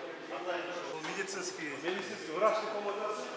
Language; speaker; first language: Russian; non-native, local second language; Kyrgyz